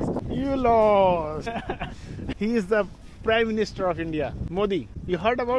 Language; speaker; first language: English; non-native, local second language; Hindi